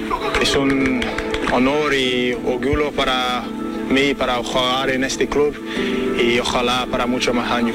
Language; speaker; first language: Spanish; non-native, learner; English